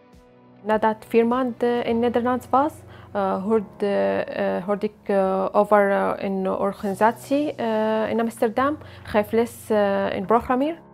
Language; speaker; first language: Dutch; non-native, learner; Arabic